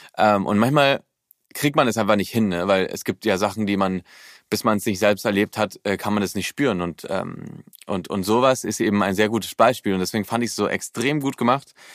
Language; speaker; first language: German; early bilingual, heritage; German